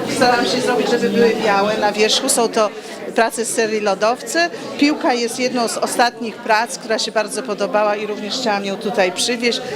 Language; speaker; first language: Polish; native; Polish